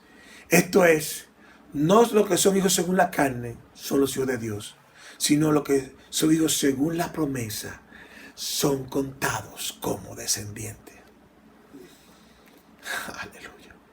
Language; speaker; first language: Spanish; native; Spanish